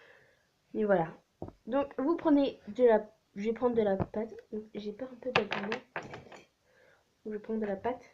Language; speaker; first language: French; native; French